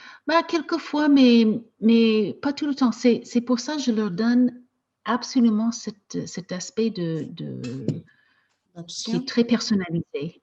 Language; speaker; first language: French; non-native, fluent; English